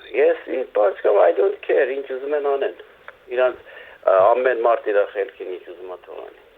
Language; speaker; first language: Armenian; early bilingual, heritage; Armenian